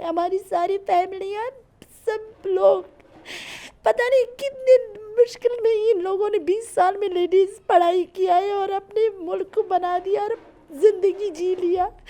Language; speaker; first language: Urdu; non-native, learner; Persian